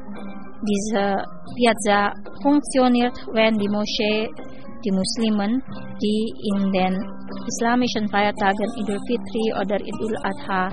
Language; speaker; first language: German; non-native, fluent; Indonesian